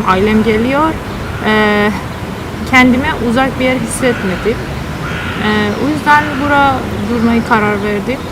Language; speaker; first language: Turkish; non-native, learner; Persian